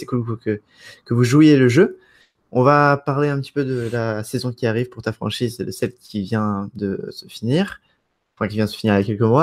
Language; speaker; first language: French; native; French